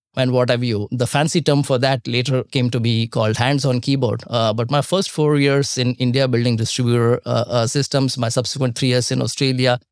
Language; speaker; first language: English; non-native, local second language; Marathi